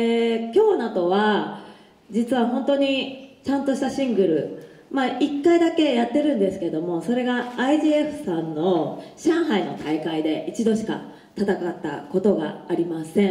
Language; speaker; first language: Japanese; native; Japanese